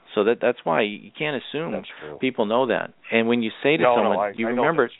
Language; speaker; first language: English; native; English